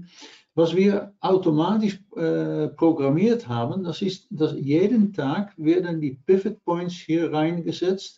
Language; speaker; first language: German; non-native, learner; Dutch